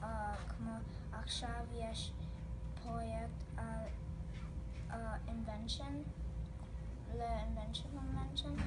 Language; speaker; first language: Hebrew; non-native, learner; English